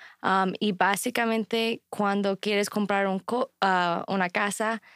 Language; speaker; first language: Spanish; non-native, fluent; English